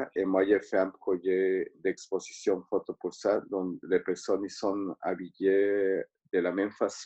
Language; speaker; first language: French; non-native, learner; Spanish